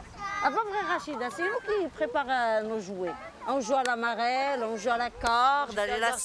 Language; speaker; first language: French; non-native, local second language; Arabic